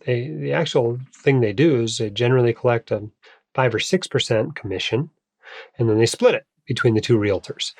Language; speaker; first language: English; native; English